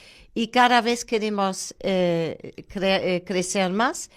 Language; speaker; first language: Spanish; non-native, fluent; German